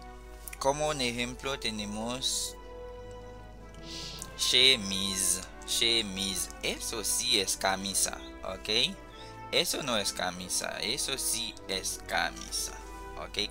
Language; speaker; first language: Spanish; non-native, fluent; Haitian Creole